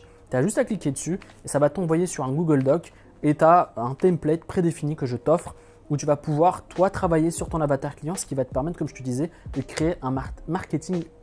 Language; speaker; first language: French; native; French